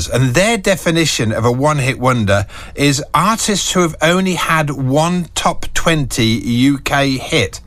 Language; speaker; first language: English; native; English